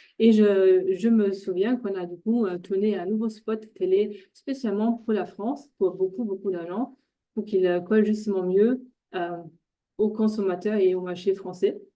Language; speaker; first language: French; non-native, fluent; German